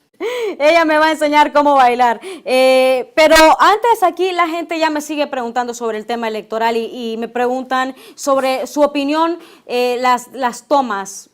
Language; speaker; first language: Spanish; native; Spanish